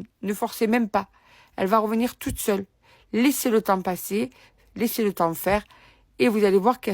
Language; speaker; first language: French; native; French